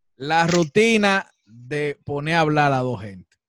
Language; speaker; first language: Spanish; native; Spanish